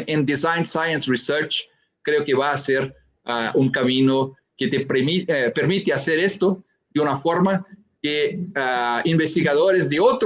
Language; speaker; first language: Spanish; non-native, fluent; Portuguese